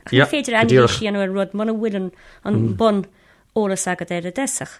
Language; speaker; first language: Irish; native; Irish